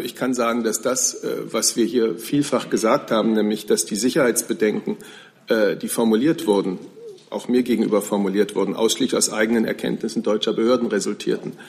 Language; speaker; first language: German; native; German